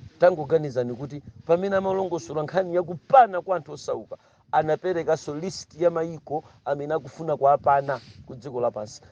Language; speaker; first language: Nyanja; non-native, local second language; Tumbuka